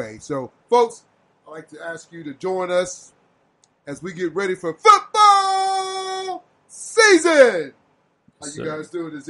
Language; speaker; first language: English; native; English